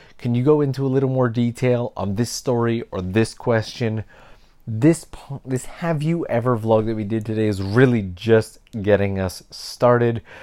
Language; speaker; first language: English; native; English